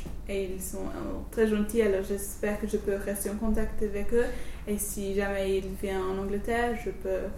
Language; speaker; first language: French; non-native, fluent; English